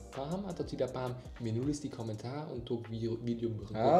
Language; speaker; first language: Indonesian; non-native, learner; German